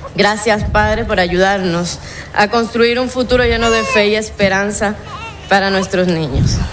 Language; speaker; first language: Spanish; native; Spanish